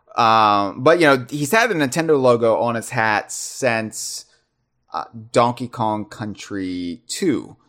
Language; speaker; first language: English; native; English